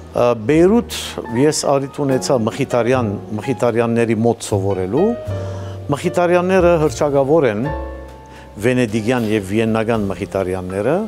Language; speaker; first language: Armenian; early bilingual, heritage; Armenian